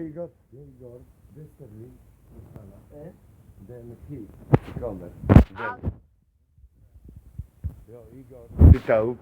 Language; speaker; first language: Swedish; non-native, learner; Polish